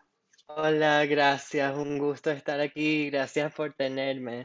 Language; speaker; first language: Spanish; non-native, local second language; English